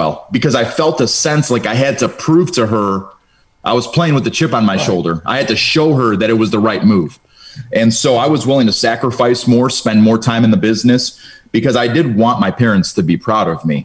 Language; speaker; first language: English; early bilingual, other home language; Romanian